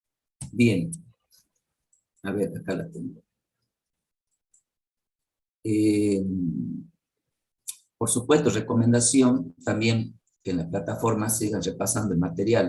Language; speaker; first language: Spanish; native; Spanish